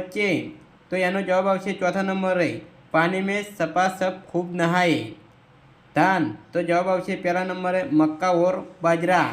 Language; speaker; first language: Hindi; non-native, local second language; Gujarati